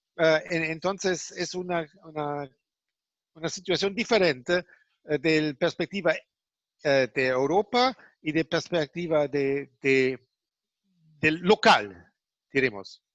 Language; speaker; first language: Spanish; non-native, fluent; German